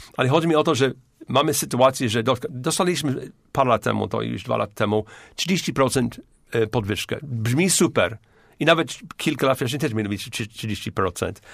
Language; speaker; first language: Polish; non-native, fluent; English